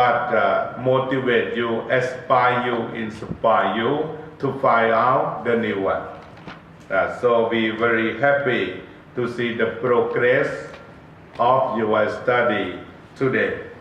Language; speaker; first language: English; non-native, learner; Thai